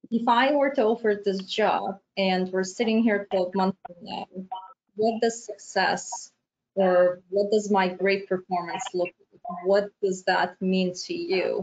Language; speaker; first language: English; non-native, fluent; Romanian